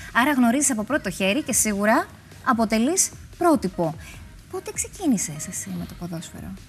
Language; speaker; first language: Greek; native; Greek